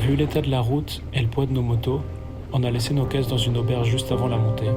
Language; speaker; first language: French; native; French